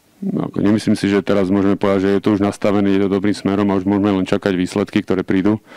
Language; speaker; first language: Slovak; native; Slovak